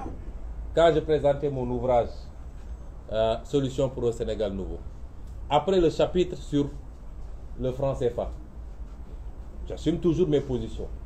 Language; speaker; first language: French; non-native, local second language; Wolof